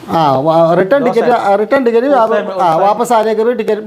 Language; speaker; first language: Hindi; non-native, local second language; Malayalam